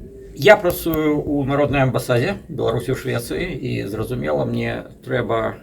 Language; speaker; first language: Belarusian; non-native, local second language; Russian